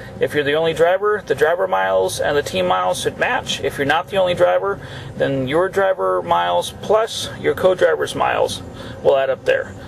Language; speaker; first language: English; native; English